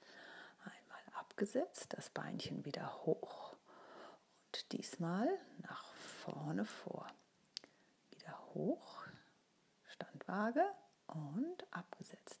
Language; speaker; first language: German; native; German